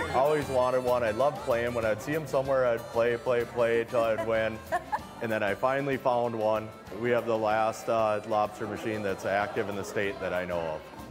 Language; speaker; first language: English; native; English